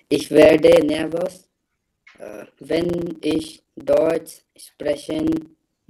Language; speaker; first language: German; non-native, learner; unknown